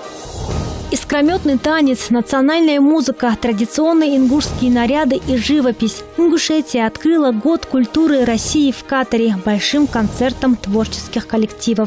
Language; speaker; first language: Russian; native; Russian